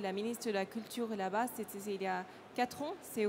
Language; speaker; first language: French; non-native, learner; Arabic